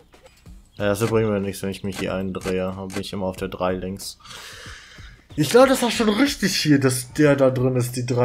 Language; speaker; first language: German; native; German